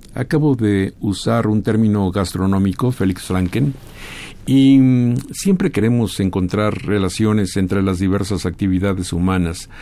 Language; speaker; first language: Spanish; native; Spanish